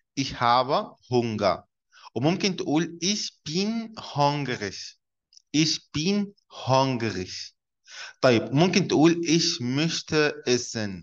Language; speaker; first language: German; non-native, fluent; Arabic